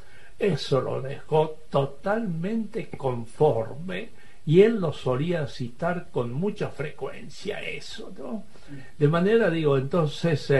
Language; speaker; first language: Spanish; native; Spanish